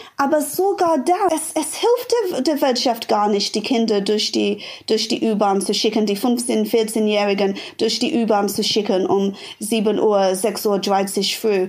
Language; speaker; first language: German; non-native, fluent; English